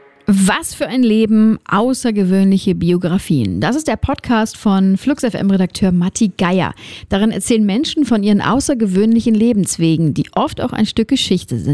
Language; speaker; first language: German; native; German